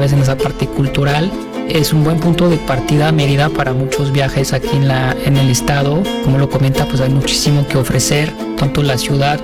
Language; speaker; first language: Spanish; non-native, fluent; French